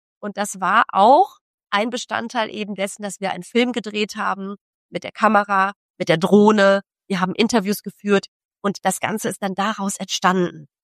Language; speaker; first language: German; early bilingual, other home language; Polish